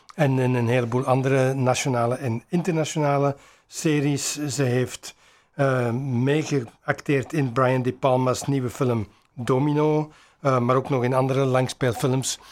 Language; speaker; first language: Dutch; native; Dutch